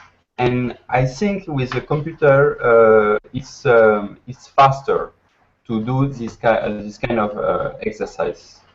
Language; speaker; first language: English; non-native, learner; French